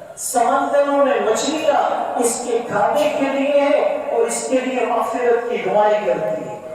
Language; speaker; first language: Urdu; non-native, local second language; Pashto